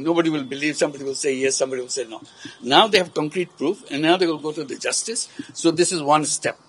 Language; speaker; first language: English; non-native, local second language; Bangla